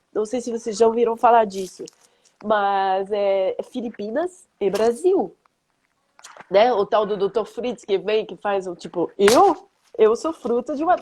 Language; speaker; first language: Portuguese; non-native, fluent; French